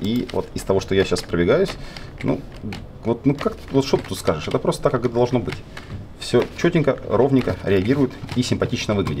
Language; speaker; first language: Russian; native; Russian